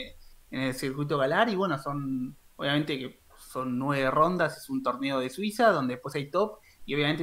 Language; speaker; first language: Spanish; native; Spanish